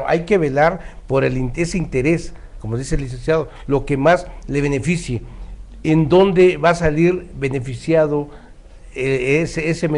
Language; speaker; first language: Spanish; native; Spanish